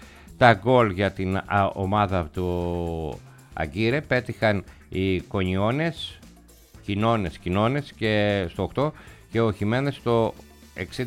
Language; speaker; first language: Greek; native; Greek